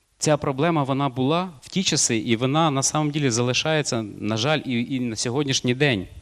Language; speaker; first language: Ukrainian; non-native, local second language; Russian